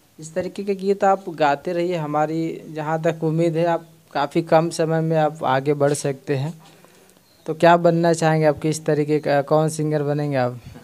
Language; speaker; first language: Hindi; native; Hindi